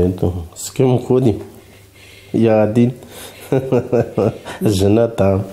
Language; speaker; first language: Russian; non-native, learner; Uzbek